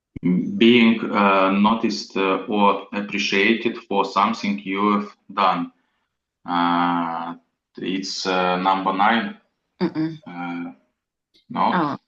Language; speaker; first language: English; non-native, learner; Russian